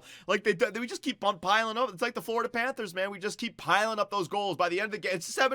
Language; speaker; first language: English; native; English